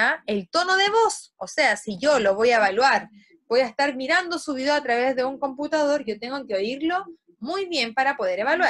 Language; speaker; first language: Spanish; native; Spanish